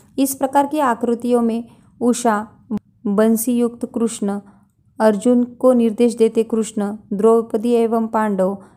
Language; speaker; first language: Hindi; non-native, local second language; Marathi